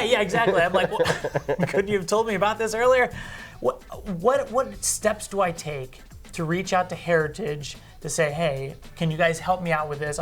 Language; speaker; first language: English; native; English